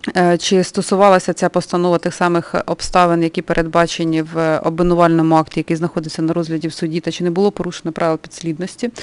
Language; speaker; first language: Ukrainian; native; Ukrainian